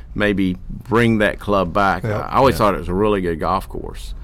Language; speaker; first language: English; native; English